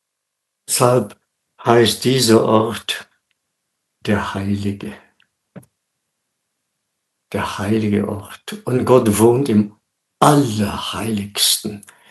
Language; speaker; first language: German; non-native, fluent; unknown